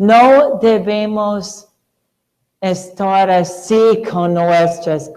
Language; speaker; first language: Spanish; non-native, fluent; English